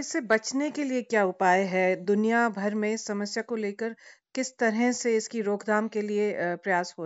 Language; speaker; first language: Hindi; native; Hindi